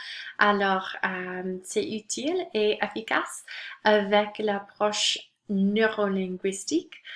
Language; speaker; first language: French; non-native, local second language; English